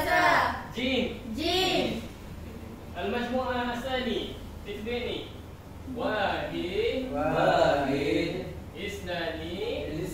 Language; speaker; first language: Arabic; non-native, learner; Malay